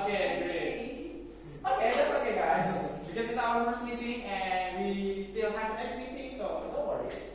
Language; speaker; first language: English; non-native, fluent; Indonesian